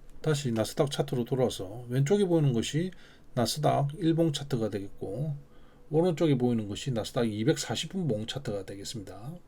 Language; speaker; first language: Korean; native; Korean